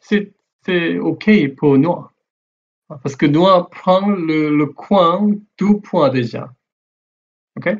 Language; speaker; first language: French; non-native, learner; Korean